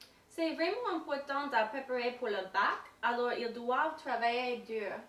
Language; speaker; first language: French; non-native, learner; English